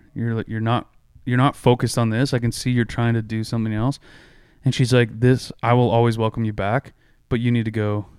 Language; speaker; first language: English; native; English